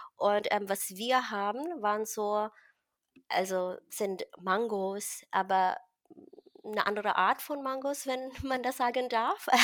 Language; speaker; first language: German; non-native, fluent; Filipino